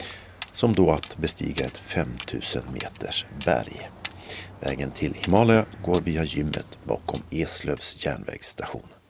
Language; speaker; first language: Swedish; native; Swedish